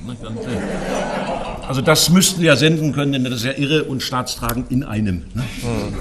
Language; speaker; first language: German; native; German